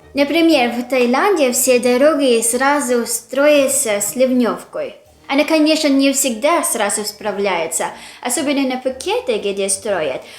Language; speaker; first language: Russian; non-native, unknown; Filipino